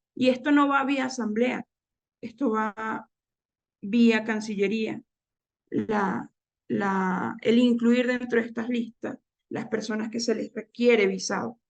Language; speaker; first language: Spanish; native; Spanish